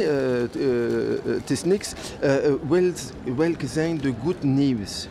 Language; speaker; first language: Dutch; non-native, local second language; French